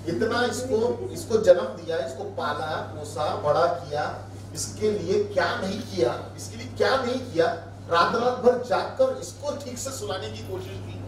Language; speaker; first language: Hindi; non-native, local second language; Marathi